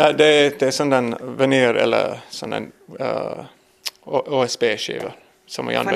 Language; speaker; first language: Swedish; non-native, learner; English